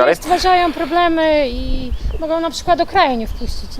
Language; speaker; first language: Polish; native; Polish